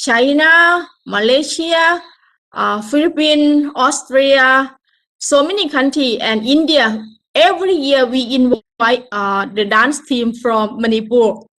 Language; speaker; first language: English; non-native, learner; Thai